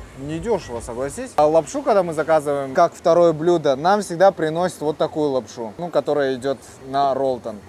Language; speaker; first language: Russian; native; Russian